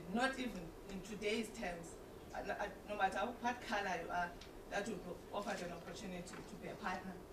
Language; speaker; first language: English; non-native, local second language; Xhosa